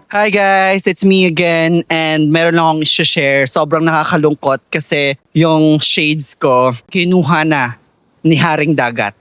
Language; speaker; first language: Filipino; native; Filipino